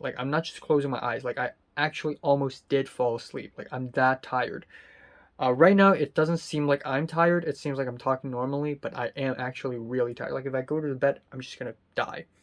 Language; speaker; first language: English; non-native, local second language; Cantonese